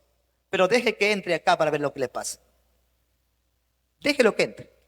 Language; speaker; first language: Spanish; native; Spanish